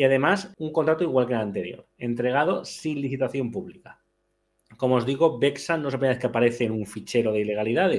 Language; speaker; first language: Spanish; native; Spanish